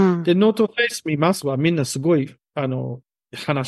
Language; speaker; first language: Japanese; non-native, learner; English